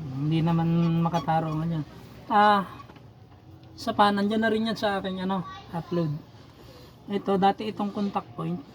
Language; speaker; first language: Filipino; native; Filipino